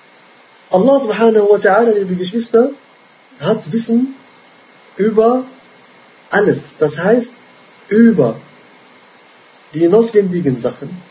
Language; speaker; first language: German; non-native, fluent; Arabic